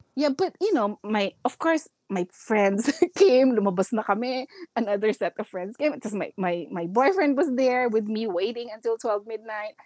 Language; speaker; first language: English; non-native, local second language; Filipino